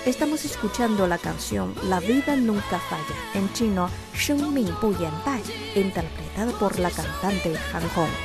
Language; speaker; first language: Spanish; non-native, fluent; Chinese